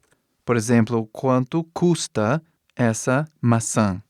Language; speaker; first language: Portuguese; non-native, fluent; English